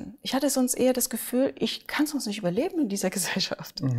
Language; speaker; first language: German; native; German